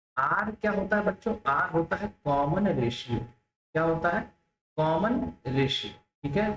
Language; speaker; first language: Hindi; native; Hindi